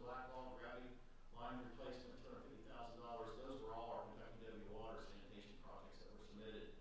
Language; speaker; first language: English; native; English